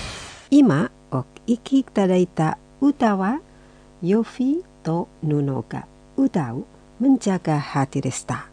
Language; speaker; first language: Japanese; non-native, fluent; Indonesian